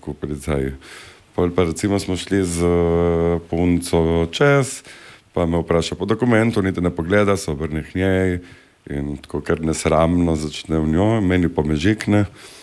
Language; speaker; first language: Slovenian; native; Slovenian